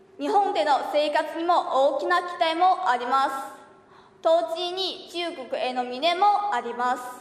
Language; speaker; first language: Japanese; non-native, learner; Chinese